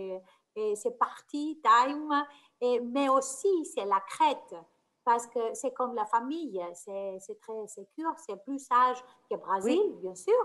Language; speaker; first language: French; non-native, fluent; Greek